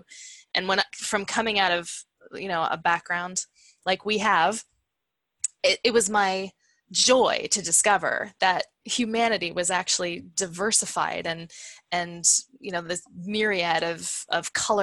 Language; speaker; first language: English; native; English